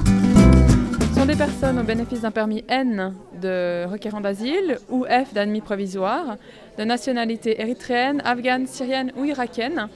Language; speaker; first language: French; native; French